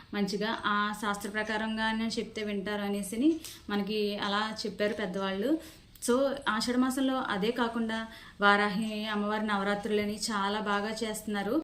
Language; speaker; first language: Telugu; native; Telugu